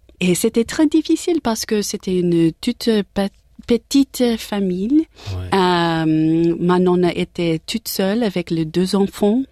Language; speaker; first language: French; non-native, learner; English